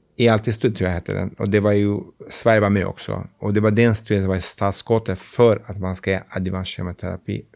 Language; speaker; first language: Swedish; non-native, fluent; Arabic